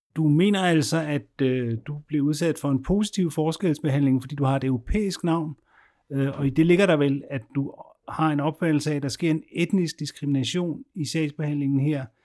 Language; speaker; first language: Danish; native; Danish